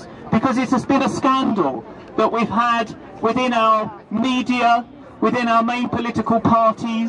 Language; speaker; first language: English; native; English